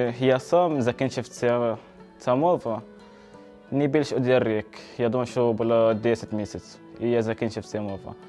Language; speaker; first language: Ukrainian; non-native, learner; Arabic